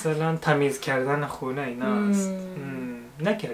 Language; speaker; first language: Persian; non-native, fluent; Japanese